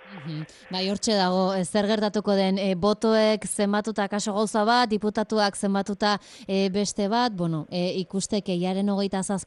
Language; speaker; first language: Basque; native; Basque